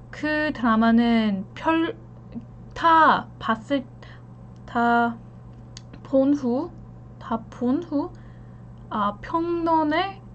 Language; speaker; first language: Korean; non-native, learner; English